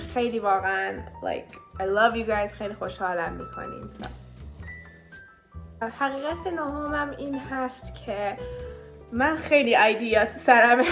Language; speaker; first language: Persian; early bilingual, heritage; Persian